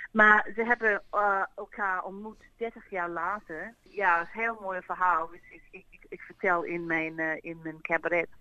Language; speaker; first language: Dutch; early bilingual, heritage; English